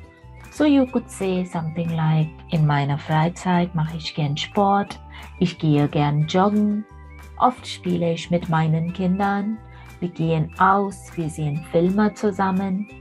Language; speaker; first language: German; non-native, fluent; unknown